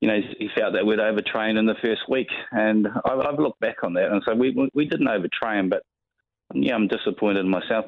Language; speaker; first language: English; native; English